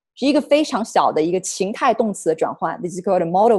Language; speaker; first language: Chinese; native; Chinese